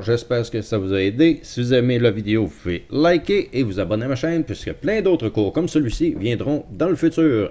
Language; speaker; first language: French; native; French